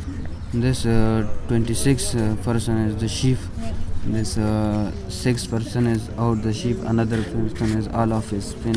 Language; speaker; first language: English; non-native, learner; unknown